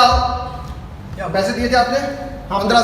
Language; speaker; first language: Hindi; native; Hindi